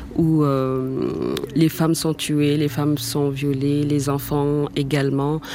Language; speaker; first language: French; non-native, local second language; Swahili